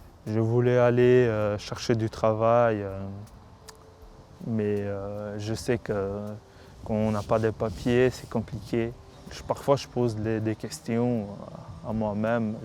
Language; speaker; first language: French; non-native, fluent; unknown